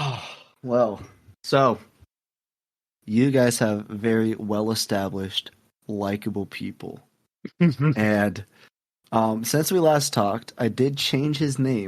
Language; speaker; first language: English; native; English